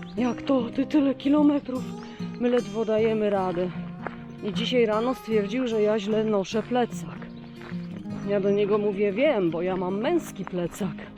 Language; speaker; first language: Polish; native; Polish